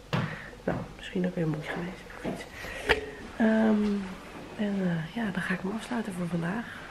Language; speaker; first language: Dutch; native; Dutch